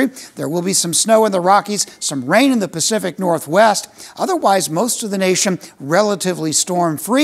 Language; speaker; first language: English; native; English